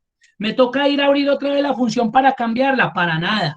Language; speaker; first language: Spanish; native; Spanish